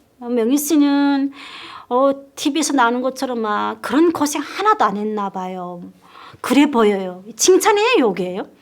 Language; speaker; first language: Korean; native; Korean